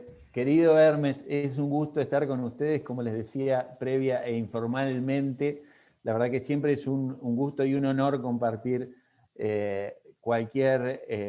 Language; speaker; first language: Spanish; native; Spanish